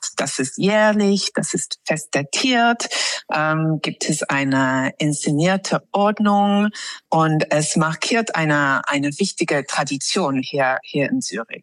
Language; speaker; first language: German; non-native, fluent; English